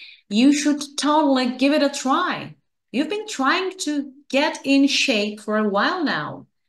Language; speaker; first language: English; non-native, fluent; Czech